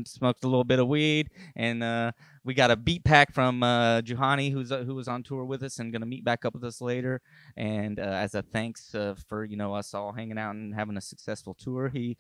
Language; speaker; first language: English; native; English